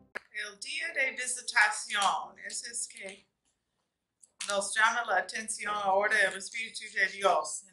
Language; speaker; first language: Spanish; non-native, fluent; English